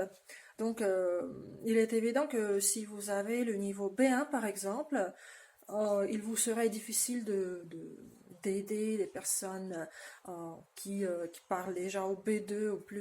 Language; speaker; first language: French; non-native, fluent; Russian